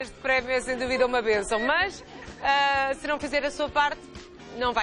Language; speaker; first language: Portuguese; native; Portuguese